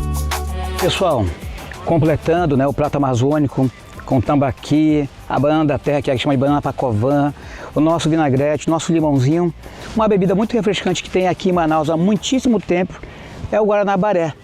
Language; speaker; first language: Portuguese; native; Portuguese